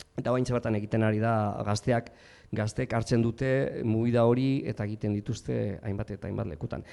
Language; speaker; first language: Basque; non-native, local second language; Spanish